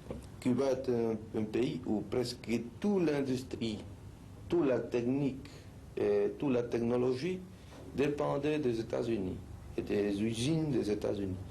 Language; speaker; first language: French; non-native, fluent; Spanish